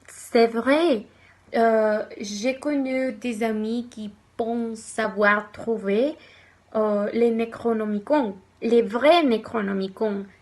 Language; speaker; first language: French; non-native, learner; Spanish